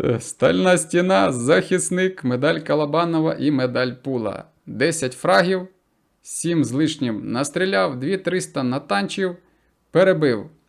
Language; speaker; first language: Ukrainian; non-native, local second language; Russian